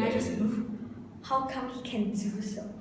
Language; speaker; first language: English; non-native, learner; Chinese